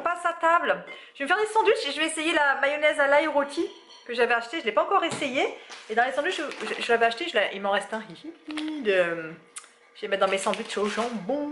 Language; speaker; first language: French; native; French